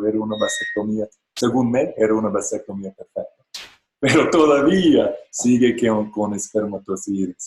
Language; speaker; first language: Spanish; non-native, fluent; English